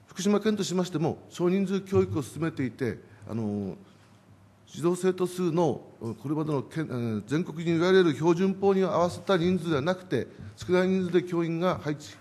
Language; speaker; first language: Japanese; native; Japanese